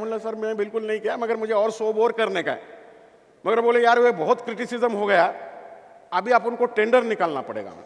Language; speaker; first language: Hindi; non-native, local second language; Marathi